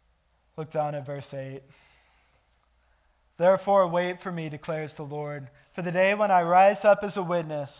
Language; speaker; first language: English; native; English